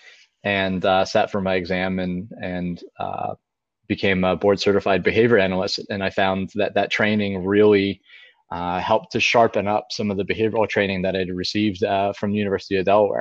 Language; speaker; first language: English; native; English